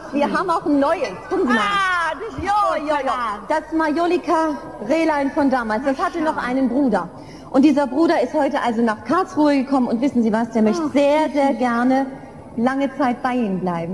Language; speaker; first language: German; native; German